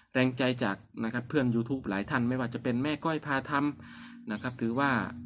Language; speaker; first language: Thai; non-native, local second language; Northern Khmer